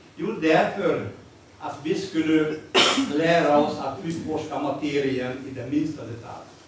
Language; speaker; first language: Swedish; non-native, fluent; Hungarian